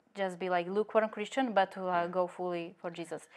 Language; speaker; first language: English; non-native, fluent; Slovak